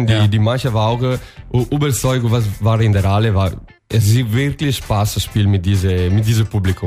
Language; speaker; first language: German; non-native, learner; Italian